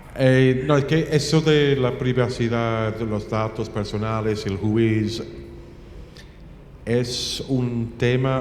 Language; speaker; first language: Spanish; non-native, fluent; English